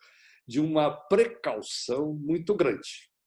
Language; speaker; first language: Portuguese; native; Portuguese